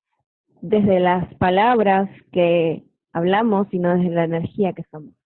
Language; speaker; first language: Spanish; native; Spanish